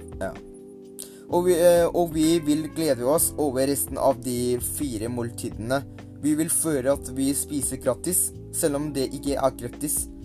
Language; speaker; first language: Norwegian; non-native, learner; Thai